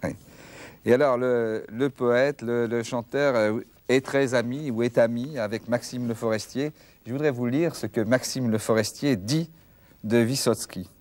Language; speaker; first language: French; native; French